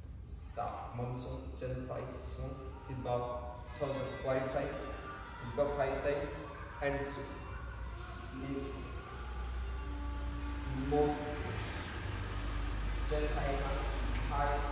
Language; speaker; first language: Vietnamese; non-native, learner; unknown